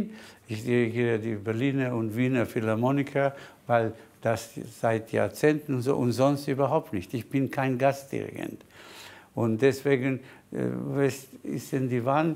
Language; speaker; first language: German; non-native, fluent; Spanish